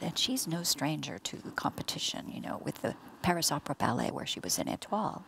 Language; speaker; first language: English; native; English